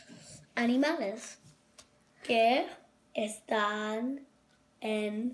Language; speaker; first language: Spanish; non-native, learner; English